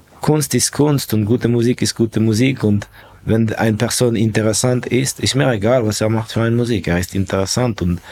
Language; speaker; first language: German; non-native, fluent; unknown